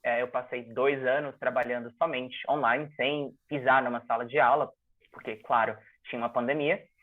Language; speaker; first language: Portuguese; native; Portuguese